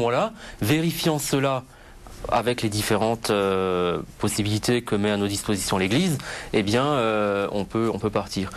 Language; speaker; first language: French; native; French